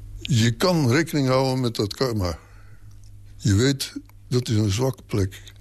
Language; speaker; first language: Dutch; native; Dutch